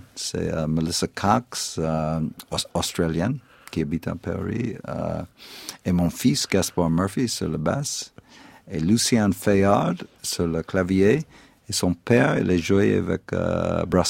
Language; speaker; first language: French; non-native, fluent; English